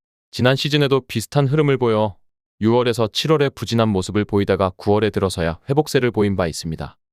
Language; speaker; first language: Korean; native; Korean